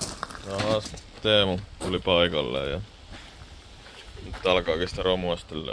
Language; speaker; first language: Finnish; native; Finnish